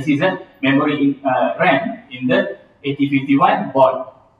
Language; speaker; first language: English; non-native, local second language; Malay